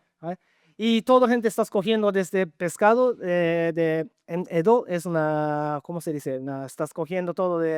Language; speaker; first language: Spanish; non-native, learner; Japanese